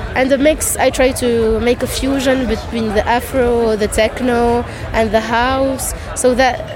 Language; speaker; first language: English; non-native, fluent; Arabic